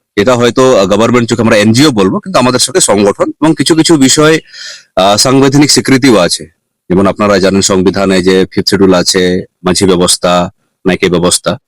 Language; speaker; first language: Bangla; non-native, local second language; Santali